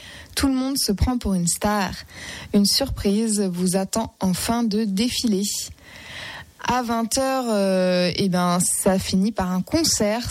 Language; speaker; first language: French; native; French